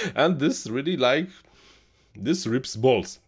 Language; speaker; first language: English; non-native, fluent; Polish